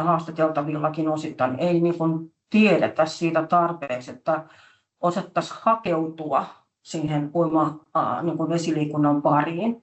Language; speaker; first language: Finnish; native; Finnish